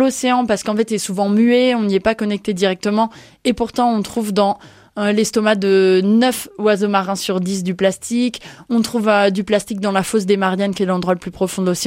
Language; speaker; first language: French; native; French